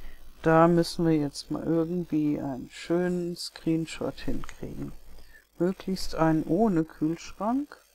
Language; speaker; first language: German; native; German